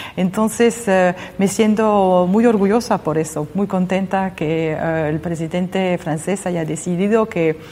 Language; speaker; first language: Spanish; non-native, fluent; French